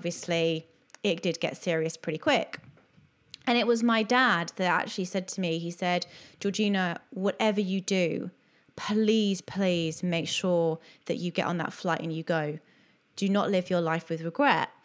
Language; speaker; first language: English; native; English